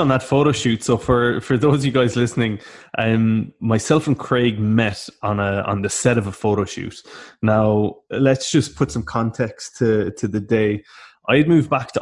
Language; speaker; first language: English; native; English